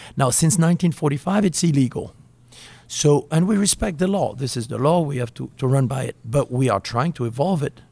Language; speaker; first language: English; non-native, fluent; French